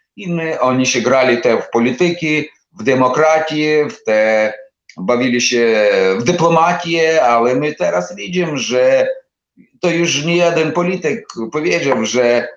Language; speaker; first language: Polish; non-native, learner; Ukrainian